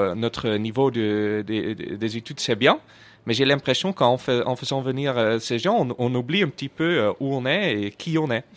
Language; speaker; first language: French; non-native, fluent; Dutch